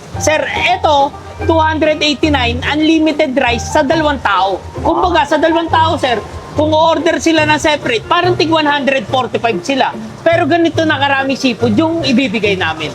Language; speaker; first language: Filipino; native; Filipino